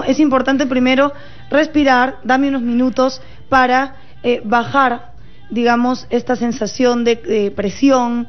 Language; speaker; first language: Spanish; native; Spanish